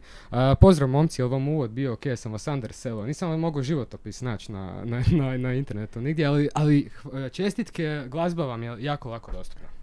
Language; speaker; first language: Croatian; native; Croatian